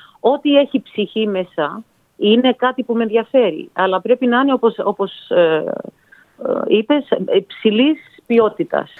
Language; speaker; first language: Greek; early bilingual, heritage; Greek